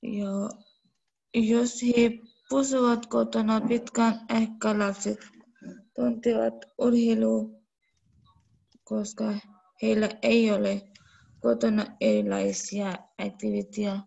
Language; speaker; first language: Finnish; non-native, learner; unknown